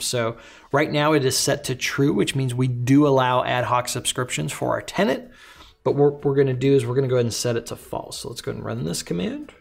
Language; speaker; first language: English; native; English